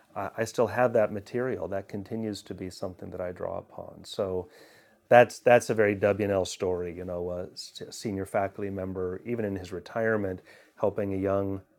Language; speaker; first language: English; native; English